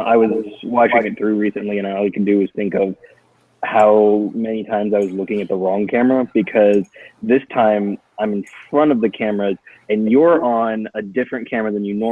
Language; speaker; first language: English; native; English